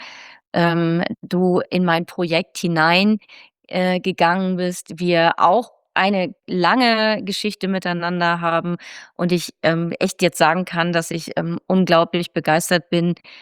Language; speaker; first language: German; native; German